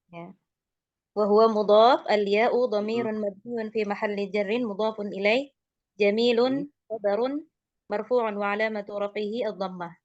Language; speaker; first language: Arabic; non-native, learner; Indonesian